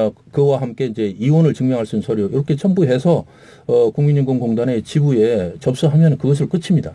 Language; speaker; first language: Korean; native; Korean